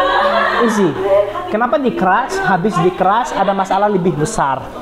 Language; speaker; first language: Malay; non-native, learner; Arabic